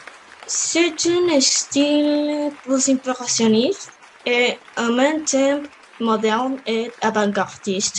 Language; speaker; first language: French; non-native, learner; Spanish